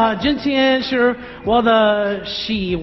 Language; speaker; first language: Chinese; non-native, learner; English